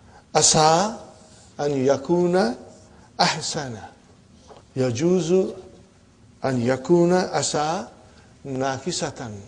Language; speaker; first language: Arabic; non-native, fluent; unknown